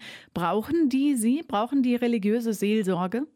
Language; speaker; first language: German; native; German